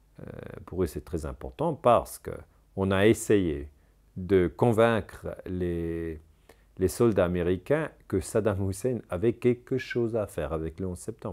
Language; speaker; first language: French; non-native, local second language; German